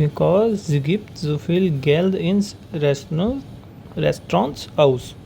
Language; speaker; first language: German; non-native, learner; Hindi